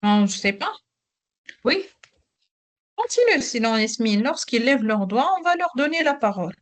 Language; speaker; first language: French; non-native, local second language; Arabic